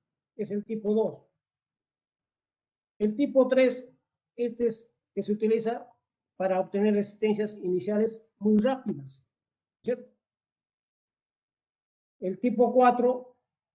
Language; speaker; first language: Spanish; native; Spanish